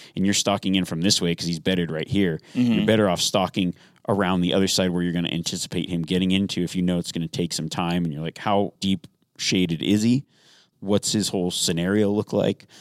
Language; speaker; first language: English; native; English